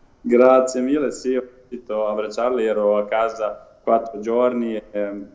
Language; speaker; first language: Italian; non-native, learner; Serbian